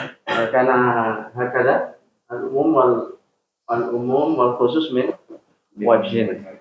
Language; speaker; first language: Arabic; non-native, fluent; Indonesian